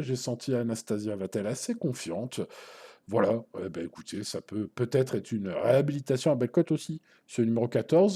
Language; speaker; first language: French; native; French